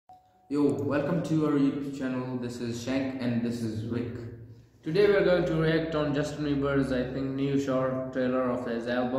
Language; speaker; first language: English; non-native, learner; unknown